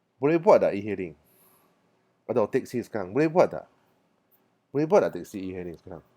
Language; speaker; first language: Malay; non-native, local second language; Min Nan Chinese